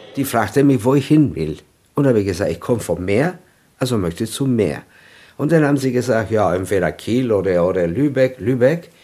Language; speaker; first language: German; non-native, fluent; Italian